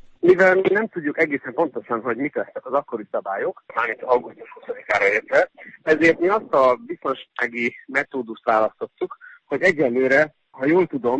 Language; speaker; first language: Hungarian; native; Hungarian